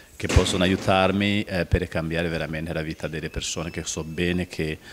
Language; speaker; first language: Italian; non-native, fluent; Rundi